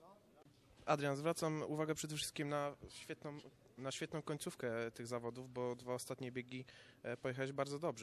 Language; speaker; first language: Polish; native; Polish